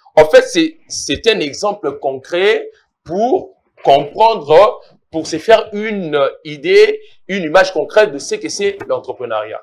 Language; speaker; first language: French; non-native, local second language; Lingala